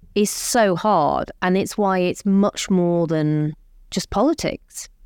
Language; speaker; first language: English; native; English